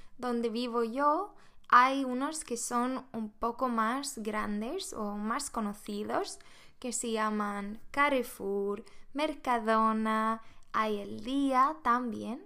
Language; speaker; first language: Spanish; non-native, fluent; Swedish